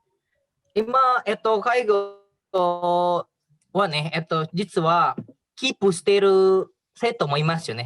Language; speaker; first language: Japanese; non-native, learner; Indonesian